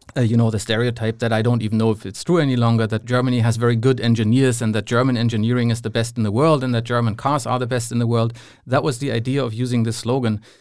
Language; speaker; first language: English; non-native, fluent; German